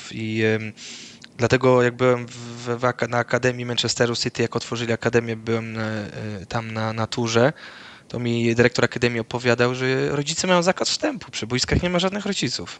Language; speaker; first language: Polish; early bilingual, other home language; Dutch